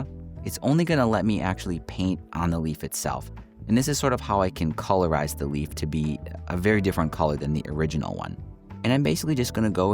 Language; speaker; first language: English; native; English